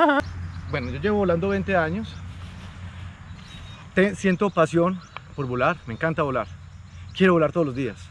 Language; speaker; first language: Spanish; native; Spanish